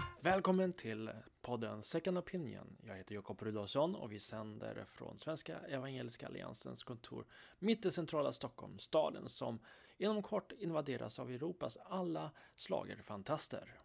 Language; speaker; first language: Swedish; native; Swedish